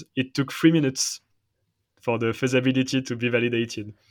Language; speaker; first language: English; non-native, fluent; French